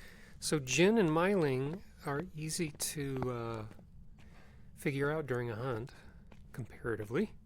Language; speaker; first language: English; native; English